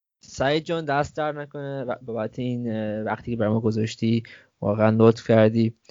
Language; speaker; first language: Persian; early bilingual, heritage; Persian